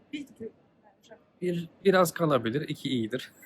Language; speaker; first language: Turkish; native; Turkish